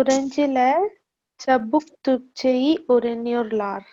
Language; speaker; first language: Turkish; non-native, learner; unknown